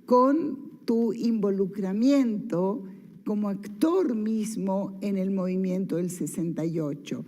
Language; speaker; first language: Spanish; native; Spanish